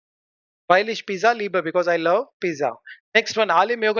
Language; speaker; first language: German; non-native, fluent; Hindi